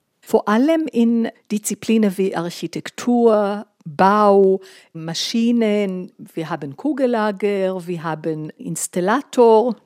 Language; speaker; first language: German; non-native, fluent; Hebrew